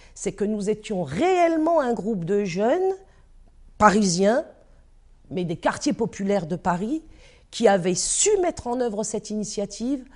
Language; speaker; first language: French; native; French